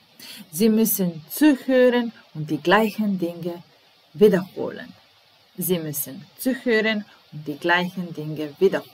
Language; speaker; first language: German; non-native, fluent; Serbian